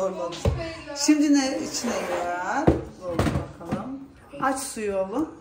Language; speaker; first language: Turkish; early bilingual, heritage; Turkish